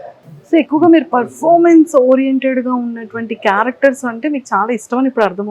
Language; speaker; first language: Telugu; native; Telugu